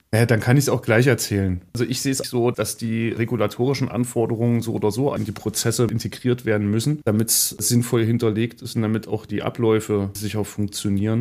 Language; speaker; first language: German; native; German